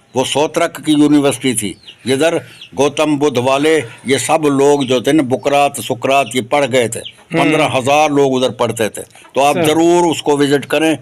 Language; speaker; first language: Urdu; non-native, local second language; Sindhi